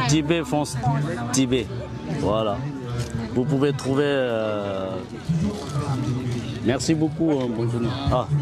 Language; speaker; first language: French; non-native, learner; Tibetan